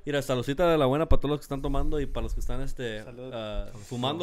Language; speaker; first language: Spanish; early bilingual, heritage; Spanish